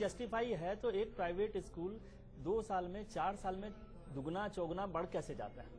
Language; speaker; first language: Hindi; native; Hindi